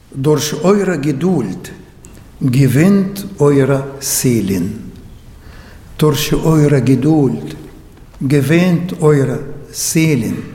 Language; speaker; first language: German; non-native, learner; Arabic